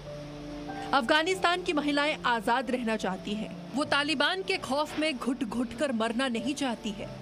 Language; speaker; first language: Hindi; native; Hindi